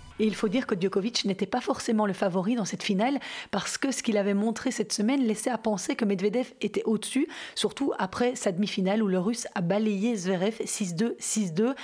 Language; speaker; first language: French; native; French